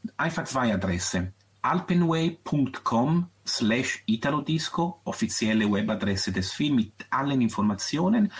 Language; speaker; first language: German; non-native, fluent; Italian